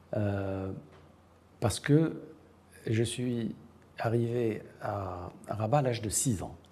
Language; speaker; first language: French; non-native, local second language; Arabic